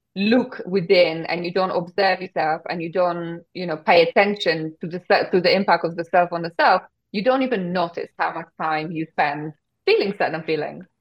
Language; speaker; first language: English; non-native, fluent; Polish